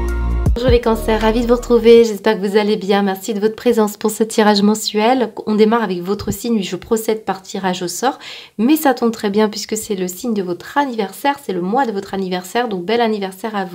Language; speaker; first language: French; native; French